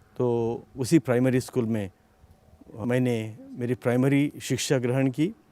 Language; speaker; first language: Hindi; non-native, local second language; Konkani